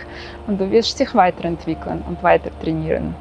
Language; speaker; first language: German; non-native, fluent; Russian